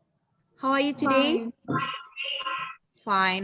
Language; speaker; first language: English; non-native, learner; Indonesian